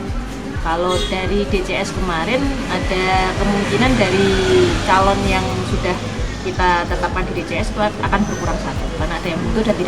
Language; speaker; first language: Indonesian; native; Indonesian